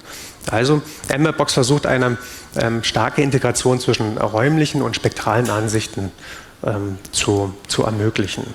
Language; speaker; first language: German; native; German